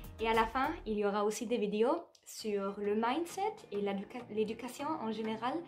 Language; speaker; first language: French; non-native, fluent; German